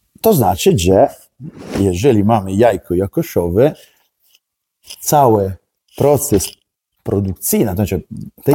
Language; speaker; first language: Polish; non-native, learner; Italian